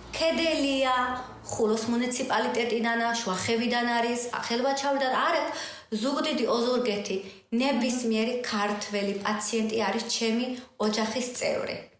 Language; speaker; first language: Georgian; native; Georgian